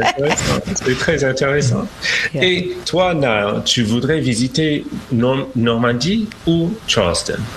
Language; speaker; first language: French; non-native, fluent; English